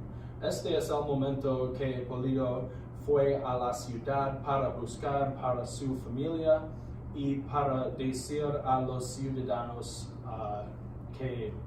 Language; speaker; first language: Spanish; non-native, learner; English